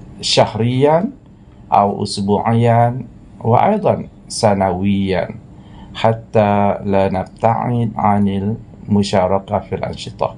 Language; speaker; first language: Arabic; non-native, fluent; Malay